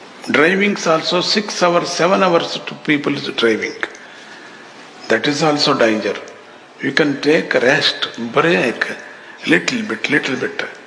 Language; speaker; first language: English; non-native, local second language; Telugu